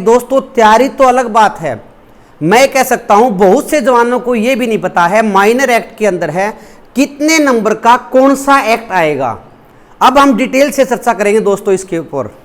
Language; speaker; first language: Hindi; native; Hindi